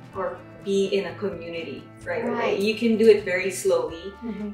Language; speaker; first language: English; non-native, local second language; Filipino